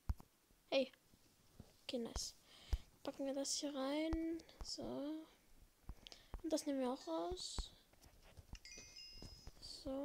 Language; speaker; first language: German; native; German